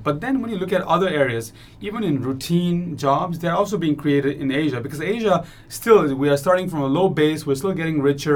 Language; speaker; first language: English; non-native, local second language; Nepali